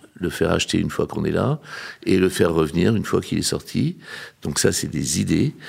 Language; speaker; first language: French; native; French